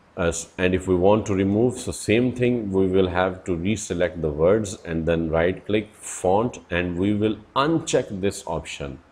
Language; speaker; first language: English; non-native, local second language; Urdu